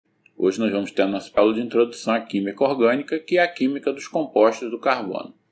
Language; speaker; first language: Portuguese; native; Portuguese